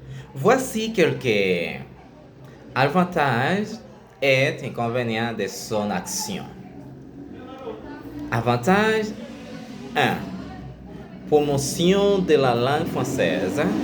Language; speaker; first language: French; non-native, learner; Spanish